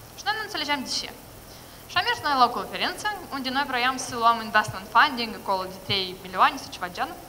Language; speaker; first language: Romanian; non-native, local second language; Russian